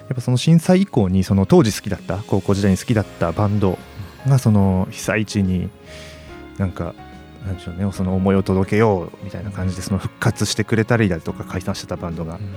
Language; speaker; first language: Japanese; native; Japanese